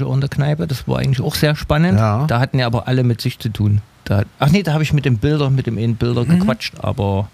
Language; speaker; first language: German; native; German